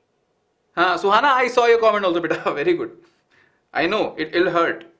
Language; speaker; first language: English; non-native, local second language; Hindi